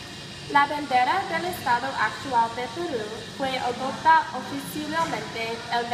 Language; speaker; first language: Spanish; non-native, learner; English